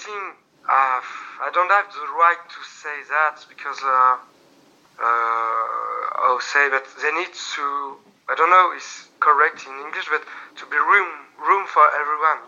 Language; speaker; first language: English; non-native, learner; French